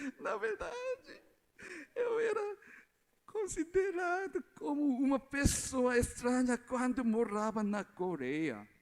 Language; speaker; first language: Portuguese; non-native, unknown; Korean